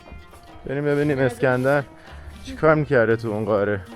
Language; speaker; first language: Persian; native; Persian